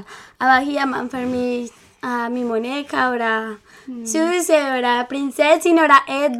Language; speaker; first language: German; non-native, learner; Spanish